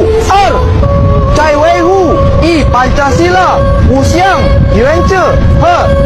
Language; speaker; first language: Chinese; non-native, learner; Indonesian